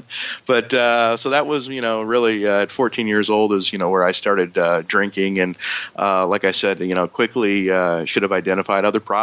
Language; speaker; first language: English; native; English